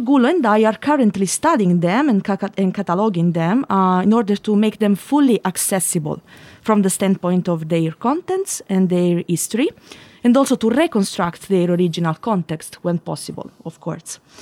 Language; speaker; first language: English; non-native, fluent; Italian